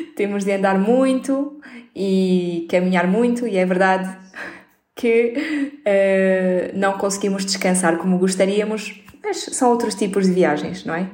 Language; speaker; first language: Portuguese; native; Portuguese